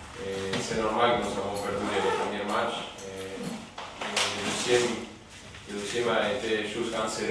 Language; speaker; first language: French; non-native, learner; Spanish